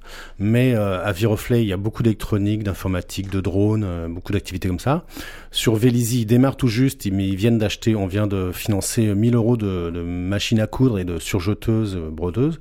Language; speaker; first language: French; native; French